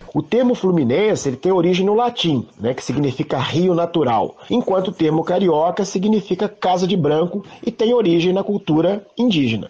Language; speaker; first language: Portuguese; native; Portuguese